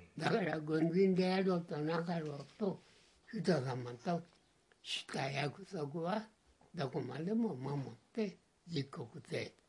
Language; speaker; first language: Japanese; native; Japanese